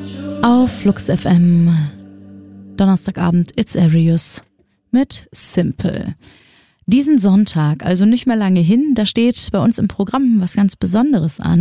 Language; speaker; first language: German; native; German